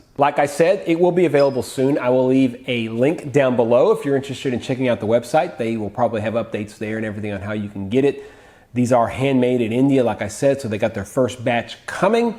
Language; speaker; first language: English; native; English